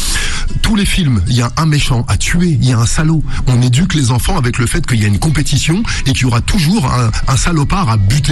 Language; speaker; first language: French; native; French